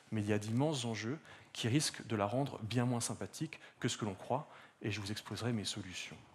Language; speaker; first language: French; native; French